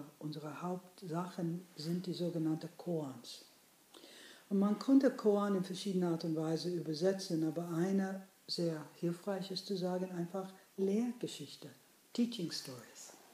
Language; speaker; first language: German; non-native, fluent; English